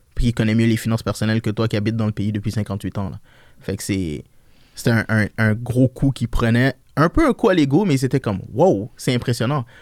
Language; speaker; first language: French; early bilingual, other home language; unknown